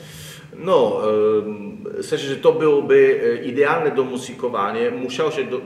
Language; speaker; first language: Polish; non-native, learner; Italian